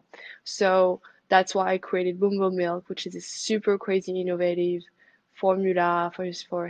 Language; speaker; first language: English; non-native, fluent; French